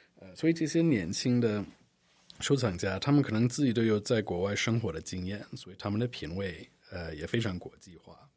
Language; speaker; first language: Chinese; non-native, fluent; English